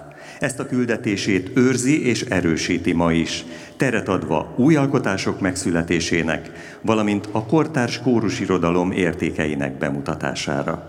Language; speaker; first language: Hungarian; native; Hungarian